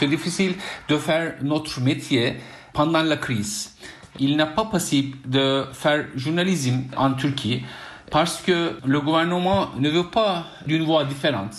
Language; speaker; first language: French; non-native, fluent; Turkish